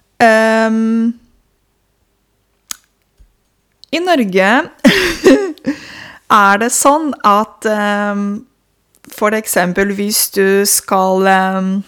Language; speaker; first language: Norwegian; non-native, fluent; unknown